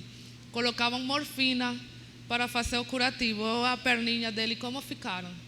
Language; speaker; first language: Portuguese; non-native, learner; Spanish